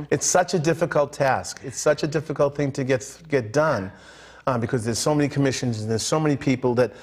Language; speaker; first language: English; native; English